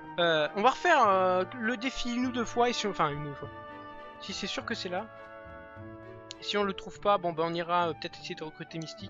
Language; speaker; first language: French; native; French